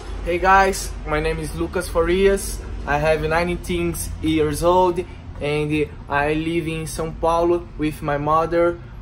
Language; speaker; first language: English; non-native, learner; Portuguese